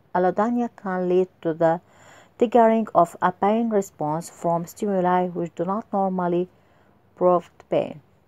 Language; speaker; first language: English; non-native, fluent; Arabic